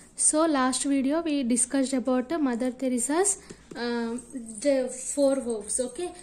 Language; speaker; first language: English; non-native, local second language; Telugu